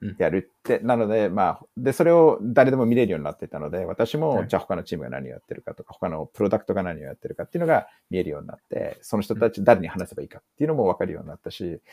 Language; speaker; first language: Japanese; early bilingual, heritage; English